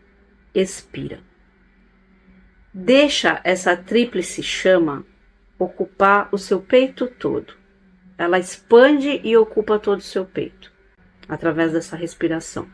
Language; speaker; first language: Portuguese; native; Portuguese